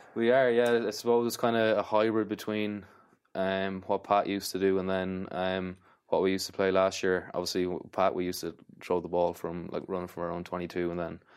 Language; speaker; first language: English; native; English